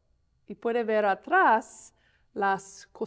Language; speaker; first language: Spanish; non-native, fluent; English